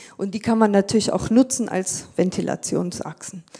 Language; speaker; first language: German; native; German